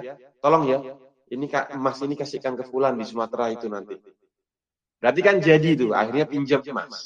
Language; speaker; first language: Indonesian; native; Indonesian